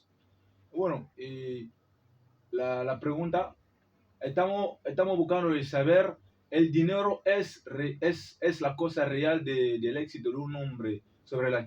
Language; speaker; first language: Spanish; non-native, learner; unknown